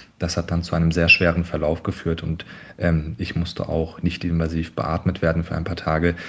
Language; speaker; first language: German; early bilingual, other home language; Turkish